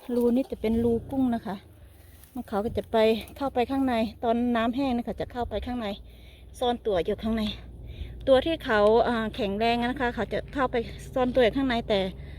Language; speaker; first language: Thai; native; Thai